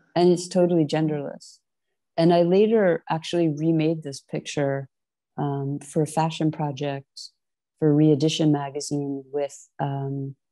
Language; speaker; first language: English; native; English